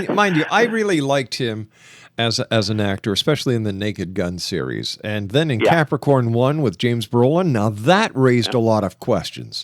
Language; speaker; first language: English; native; English